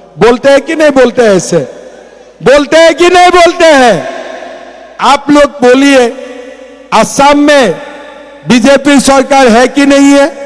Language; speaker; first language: Hindi; non-native, local second language; Assamese